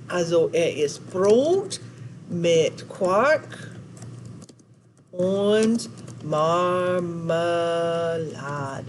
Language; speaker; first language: German; non-native, fluent; English